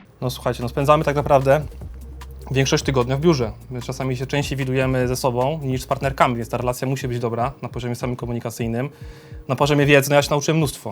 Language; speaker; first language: Polish; native; Polish